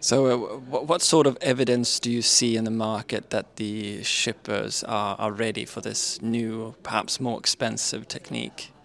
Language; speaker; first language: English; non-native, fluent; Swedish